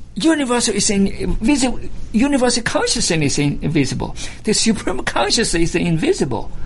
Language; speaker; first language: English; non-native, fluent; Chinese